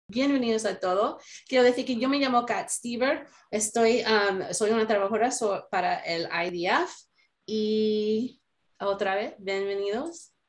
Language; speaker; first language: Spanish; non-native, learner; English